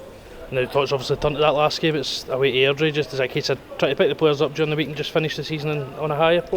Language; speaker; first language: English; native; English